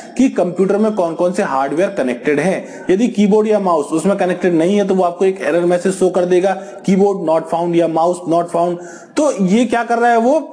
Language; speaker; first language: Hindi; non-native, local second language; Punjabi